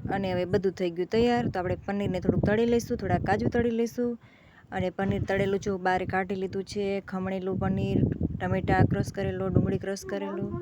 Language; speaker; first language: Gujarati; native; Gujarati